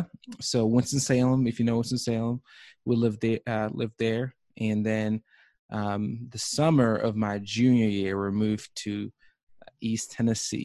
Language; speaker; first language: English; early bilingual, other home language; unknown